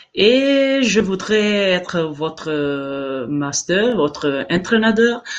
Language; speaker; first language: French; non-native, learner; Serbian